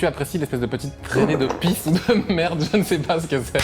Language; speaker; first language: French; native; French